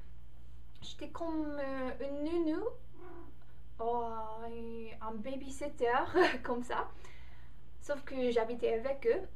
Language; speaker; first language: French; non-native, learner; English